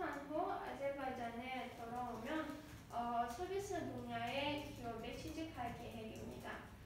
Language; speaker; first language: Korean; non-native, learner; Azerbaijani